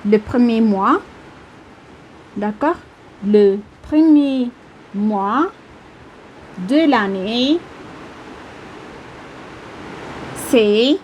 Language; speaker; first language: French; non-native, fluent; Amharic